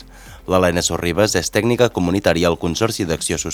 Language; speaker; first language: Catalan; native; Catalan